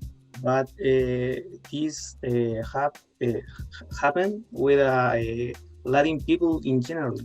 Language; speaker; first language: English; non-native, learner; Spanish